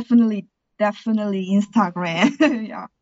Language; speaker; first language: English; non-native, learner; Korean